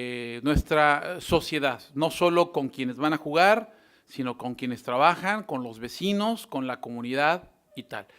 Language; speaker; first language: Spanish; native; Spanish